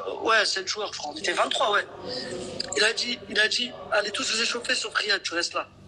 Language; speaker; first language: French; native; French